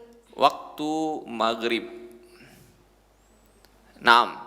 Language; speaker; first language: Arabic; non-native, fluent; Indonesian